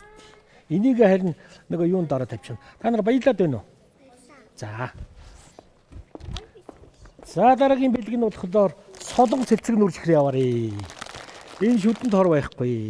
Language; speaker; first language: Mongolian; native; Mongolian